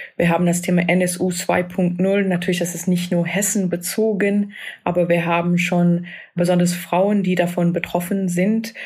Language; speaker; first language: German; non-native, fluent; English